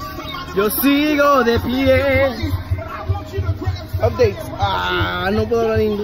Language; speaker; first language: Spanish; early bilingual, heritage; English